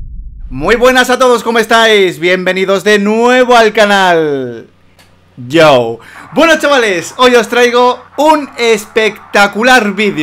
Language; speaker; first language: Spanish; native; Spanish